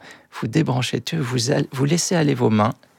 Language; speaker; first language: French; native; French